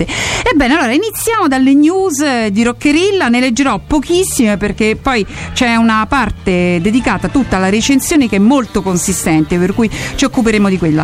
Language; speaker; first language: Italian; native; Italian